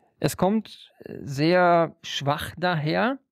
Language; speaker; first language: German; native; German